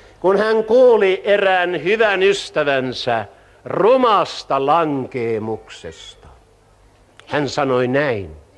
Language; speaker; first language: Finnish; native; Finnish